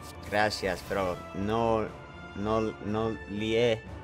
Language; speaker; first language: Spanish; non-native, learner; English